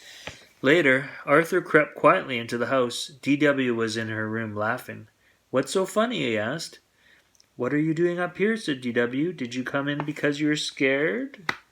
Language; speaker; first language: English; native; English